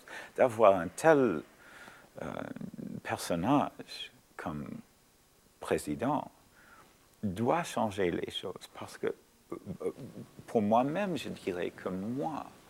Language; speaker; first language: French; non-native, fluent; English